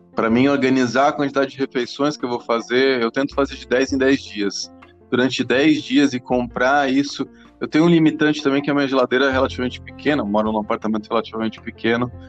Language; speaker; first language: Portuguese; non-native, fluent; English